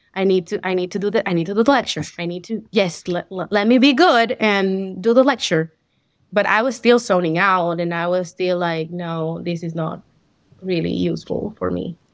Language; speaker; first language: English; non-native, fluent; Spanish